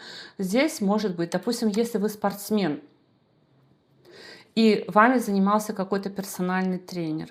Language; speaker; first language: Russian; native; Russian